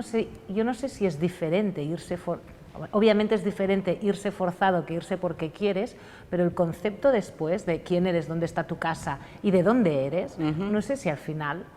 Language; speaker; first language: Spanish; non-native, local second language; Catalan